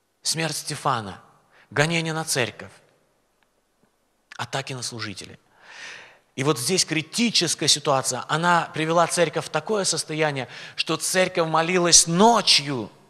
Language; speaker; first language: Russian; native; Russian